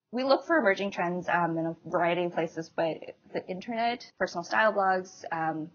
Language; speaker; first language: English; native; English